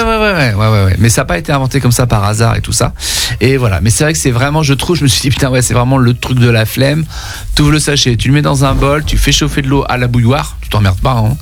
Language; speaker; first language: French; native; French